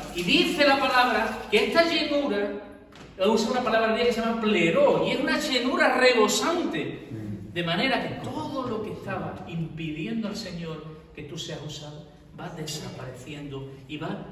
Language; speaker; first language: Spanish; native; Spanish